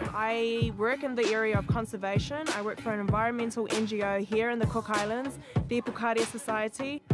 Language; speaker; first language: English; native; English